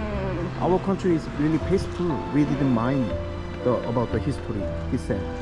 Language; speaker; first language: English; non-native, learner; Korean